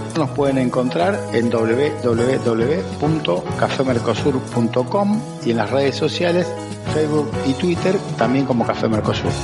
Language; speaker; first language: Spanish; native; Spanish